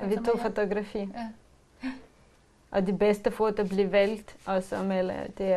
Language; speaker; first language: Danish; non-native, learner; Russian